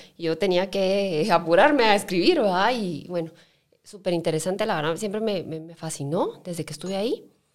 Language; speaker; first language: Spanish; native; Spanish